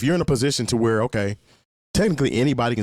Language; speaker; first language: English; native; English